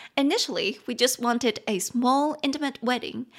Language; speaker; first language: English; non-native, fluent; Chinese